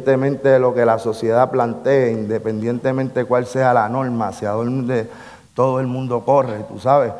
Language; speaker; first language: Spanish; native; Spanish